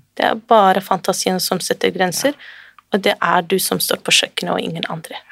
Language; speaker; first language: Norwegian; non-native, fluent; Kurdish